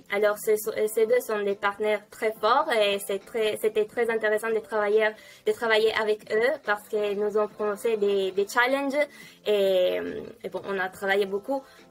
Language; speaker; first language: French; non-native, fluent; Italian